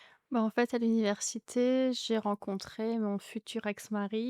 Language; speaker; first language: French; native; French